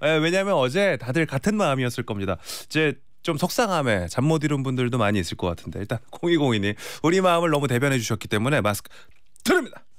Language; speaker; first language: Korean; native; Korean